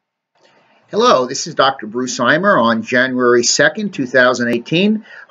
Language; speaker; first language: English; native; English